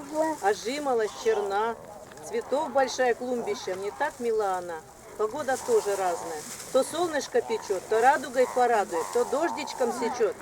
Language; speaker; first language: Russian; native; Russian